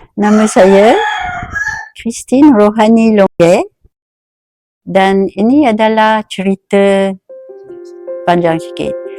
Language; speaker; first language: Malay; non-native, fluent; French